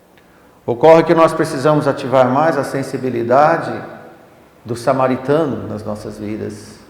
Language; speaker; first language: Portuguese; native; Portuguese